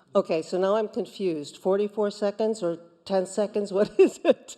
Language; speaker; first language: English; non-native, fluent; Spanish